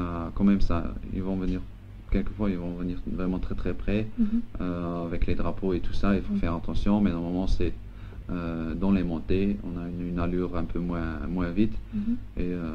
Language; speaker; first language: French; non-native, local second language; Luxembourgish